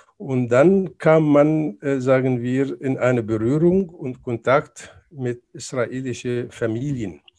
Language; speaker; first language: German; non-native, fluent; Arabic